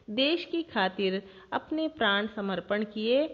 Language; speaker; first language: Hindi; non-native, local second language; Kannada